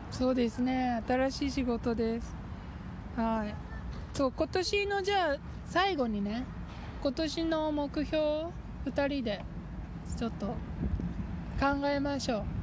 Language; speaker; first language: Japanese; native; Japanese